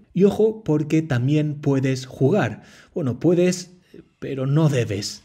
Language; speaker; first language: Spanish; native; Spanish